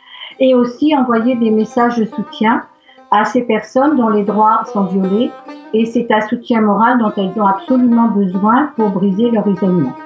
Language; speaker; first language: French; native; French